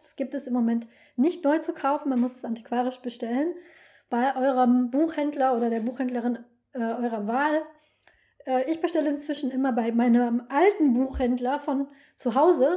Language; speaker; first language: German; native; German